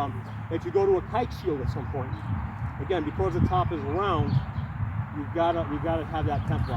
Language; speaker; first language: English; native; English